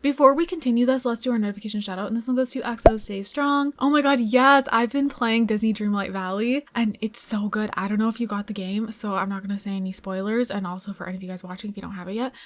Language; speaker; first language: English; native; English